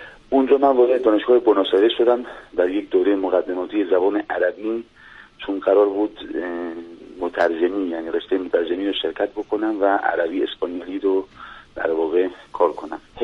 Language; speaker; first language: Persian; non-native, fluent; Spanish